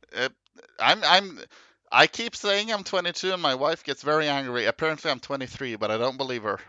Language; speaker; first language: English; non-native, fluent; Norwegian